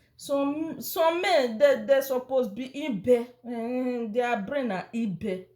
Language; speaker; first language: Nigerian Pidgin; non-native, local second language; Bini